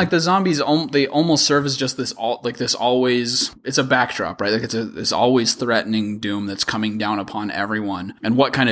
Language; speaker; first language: English; native; English